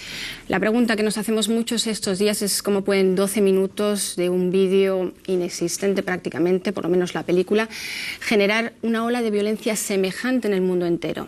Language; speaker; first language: Spanish; native; Spanish